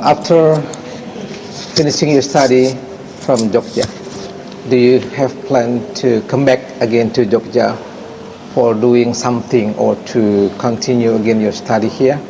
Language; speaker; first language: English; non-native, fluent; Indonesian